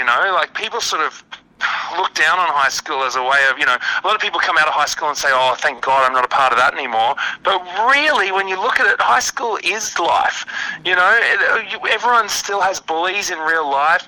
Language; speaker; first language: English; native; English